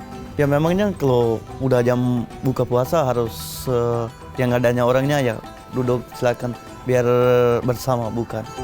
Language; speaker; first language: Indonesian; non-native, learner; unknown